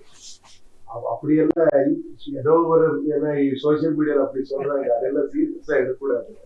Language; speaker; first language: Tamil; non-native, learner; Kannada